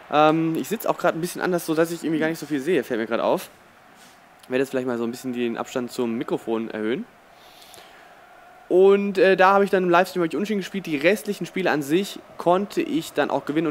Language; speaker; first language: German; native; German